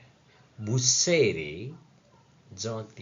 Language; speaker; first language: French; non-native, learner; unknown